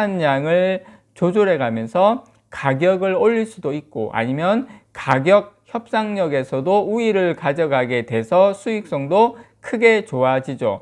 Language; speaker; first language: Korean; native; Korean